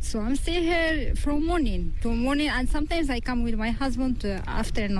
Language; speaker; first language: English; non-native, learner; Korean